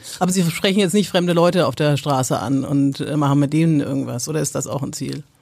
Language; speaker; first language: German; native; German